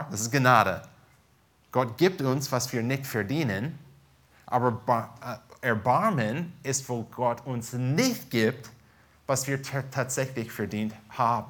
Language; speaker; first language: German; non-native, fluent; English